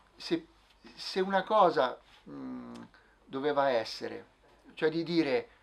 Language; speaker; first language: Italian; native; Italian